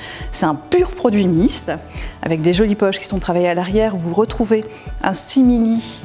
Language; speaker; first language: French; native; French